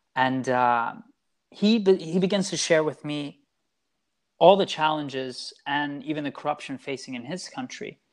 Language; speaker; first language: English; early bilingual, other home language; Italian